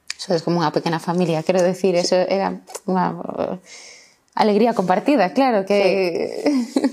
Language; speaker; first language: Galician; non-native, local second language; Spanish